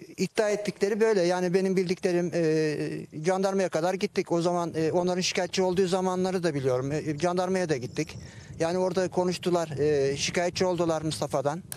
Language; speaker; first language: Turkish; native; Turkish